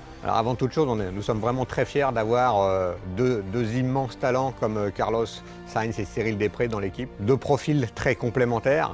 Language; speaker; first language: French; native; French